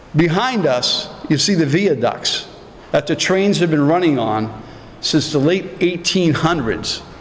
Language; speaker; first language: English; native; English